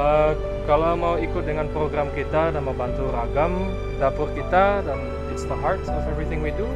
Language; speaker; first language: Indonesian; early bilingual, other home language; Dutch